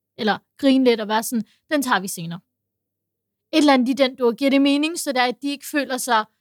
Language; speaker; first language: Danish; early bilingual, other home language; Urdu